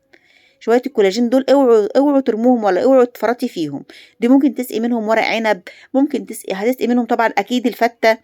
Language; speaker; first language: Arabic; native; Arabic